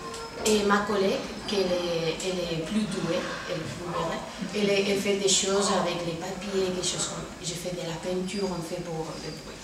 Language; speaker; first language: French; non-native, fluent; Spanish